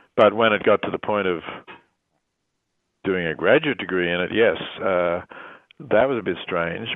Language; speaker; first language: English; native; English